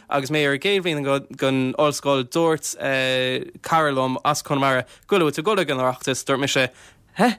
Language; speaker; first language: Irish; non-native, local second language; English